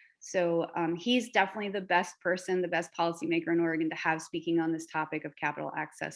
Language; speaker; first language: English; native; English